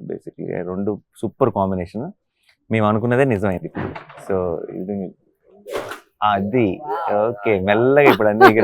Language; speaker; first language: Telugu; native; Telugu